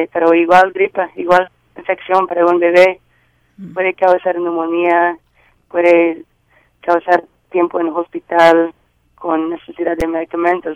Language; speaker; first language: Spanish; non-native, learner; English